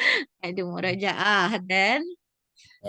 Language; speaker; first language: English; non-native, fluent; Indonesian